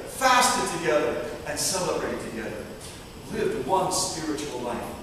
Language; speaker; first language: English; early bilingual, other home language; Russian